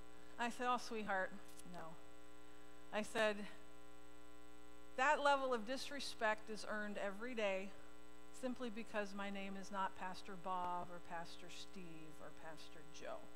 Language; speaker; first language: English; native; English